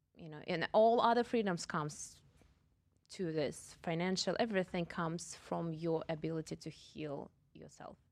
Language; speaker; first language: English; non-native, fluent; Russian